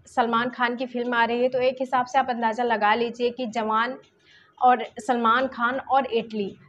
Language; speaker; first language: Hindi; native; Hindi